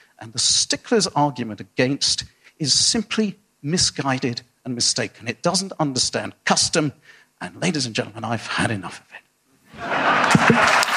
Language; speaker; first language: English; native; English